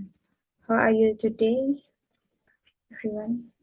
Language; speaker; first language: English; non-native, learner; Indonesian